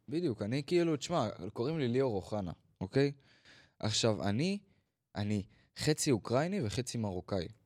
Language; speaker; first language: Hebrew; native; Hebrew